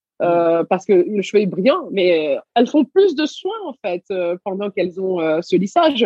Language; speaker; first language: French; early bilingual, other home language; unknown